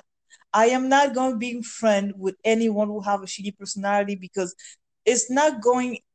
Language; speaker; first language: English; non-native, fluent; French